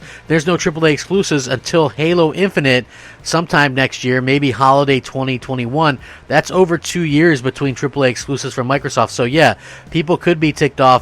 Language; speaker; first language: English; native; English